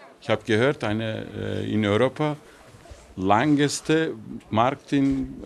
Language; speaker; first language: German; non-native, learner; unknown